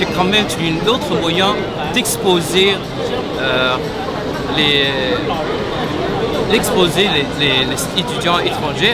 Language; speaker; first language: French; non-native, fluent; Chinese